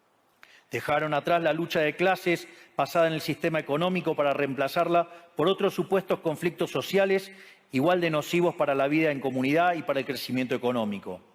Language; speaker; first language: Spanish; native; Spanish